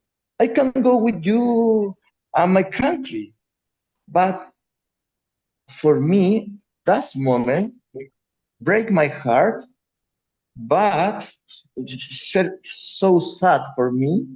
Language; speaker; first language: English; non-native, learner; Spanish